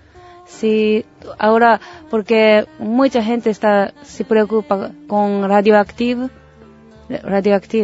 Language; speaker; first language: Spanish; non-native, learner; Japanese